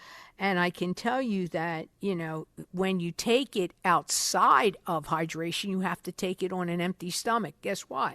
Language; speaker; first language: English; native; English